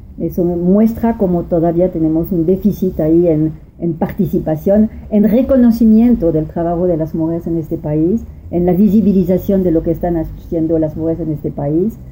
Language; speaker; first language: Spanish; non-native, fluent; French